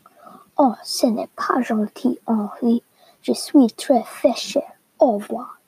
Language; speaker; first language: French; non-native, learner; English